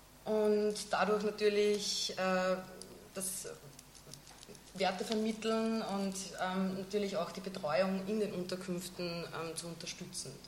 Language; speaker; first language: German; native; German